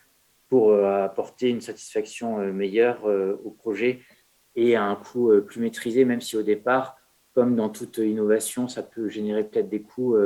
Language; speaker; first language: French; native; French